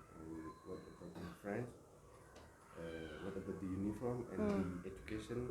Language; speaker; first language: English; non-native, learner; Indonesian